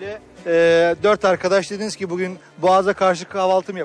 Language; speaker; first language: Turkish; native; Turkish